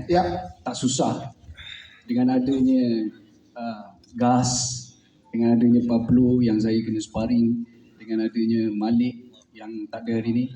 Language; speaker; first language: Malay; native; Malay